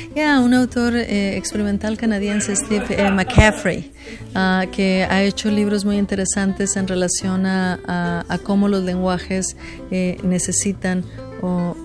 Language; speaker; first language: Spanish; native; Spanish